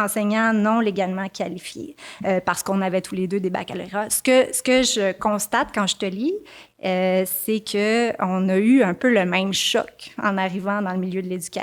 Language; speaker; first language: French; native; French